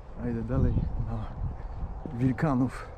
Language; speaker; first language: Polish; native; Polish